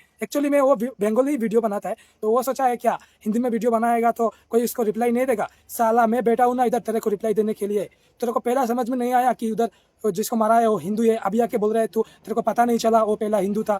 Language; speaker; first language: Hindi; non-native, local second language; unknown